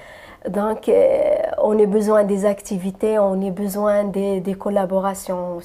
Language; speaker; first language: French; non-native, local second language; Arabic